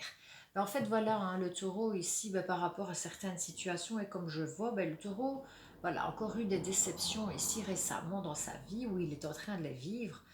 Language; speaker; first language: French; native; French